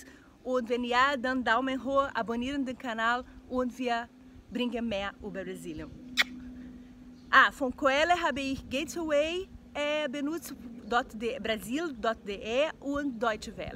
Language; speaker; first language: German; non-native, learner; Portuguese